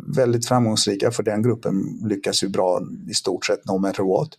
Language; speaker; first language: Swedish; early bilingual, other home language; Polish